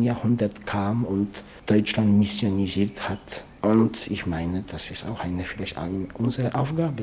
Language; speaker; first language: German; non-native, fluent; Polish